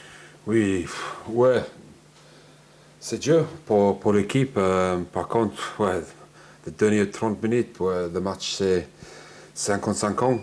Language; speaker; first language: French; non-native, learner; English